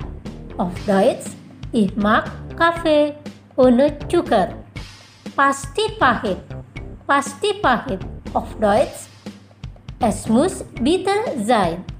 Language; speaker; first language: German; non-native, fluent; Indonesian